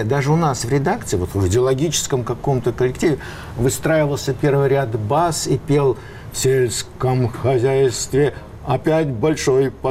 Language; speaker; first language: Russian; native; Russian